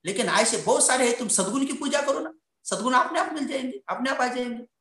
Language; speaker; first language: Hindi; non-native, local second language; Marathi